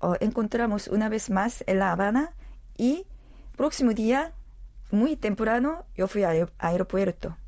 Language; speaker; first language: Spanish; non-native, learner; Korean